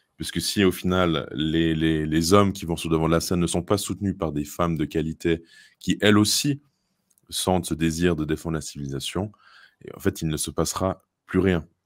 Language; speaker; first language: French; native; French